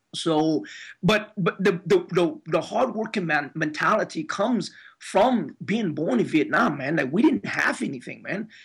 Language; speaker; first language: English; early bilingual, other home language; Spanish